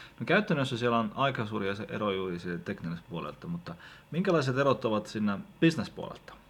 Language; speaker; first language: Finnish; native; Finnish